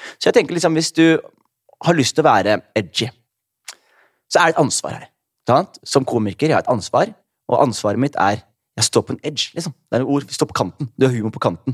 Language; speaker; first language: Norwegian; early bilingual, other home language; Somali